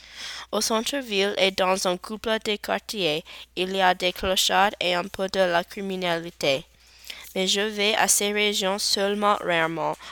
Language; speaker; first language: French; non-native, learner; English